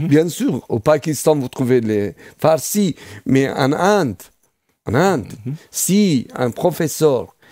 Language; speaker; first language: French; non-native, fluent; Persian